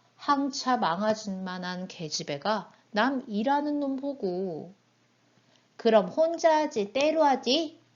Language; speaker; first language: Korean; native; Korean